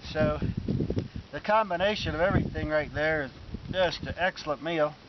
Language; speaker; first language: English; native; English